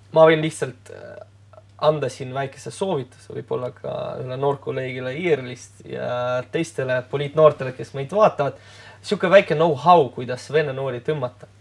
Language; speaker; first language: Estonian; non-native, local second language; Russian